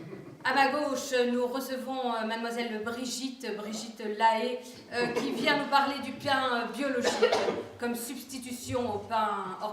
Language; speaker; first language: French; native; French